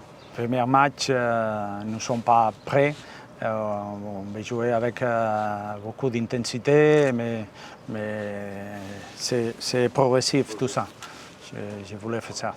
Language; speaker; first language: French; non-native, fluent; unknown